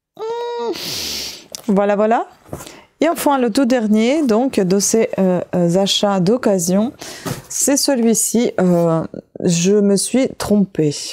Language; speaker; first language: French; native; French